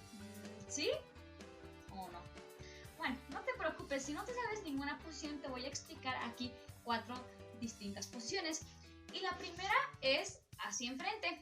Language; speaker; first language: Spanish; native; Spanish